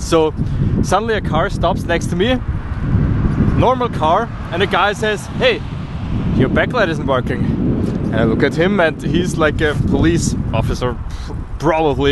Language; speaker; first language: English; non-native, fluent; German